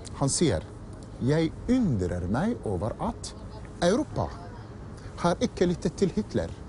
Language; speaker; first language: Norwegian; non-native, fluent; Arabic